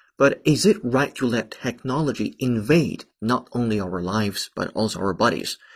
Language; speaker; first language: English; non-native, fluent; Chinese